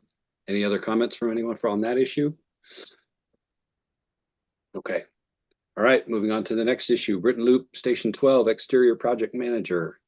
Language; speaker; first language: English; native; English